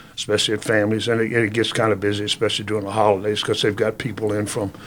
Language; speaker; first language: English; native; English